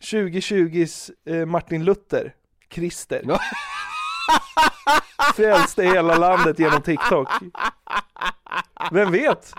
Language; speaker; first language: Swedish; native; Swedish